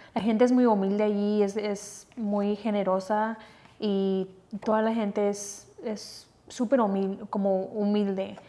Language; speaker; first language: Spanish; early bilingual, heritage; Spanish